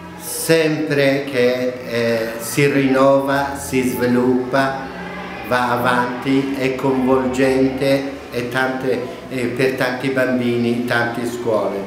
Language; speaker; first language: Italian; non-native, fluent; Kurdish